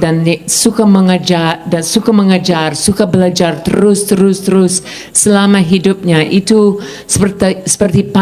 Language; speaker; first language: Indonesian; non-native, fluent; English